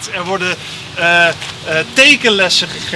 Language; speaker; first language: Dutch; native; Dutch